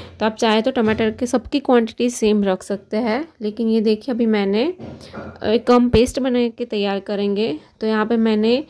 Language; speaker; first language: Hindi; non-native, local second language; Gujarati